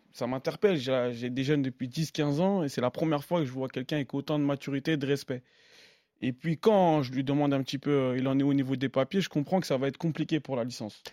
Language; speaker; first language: French; native; French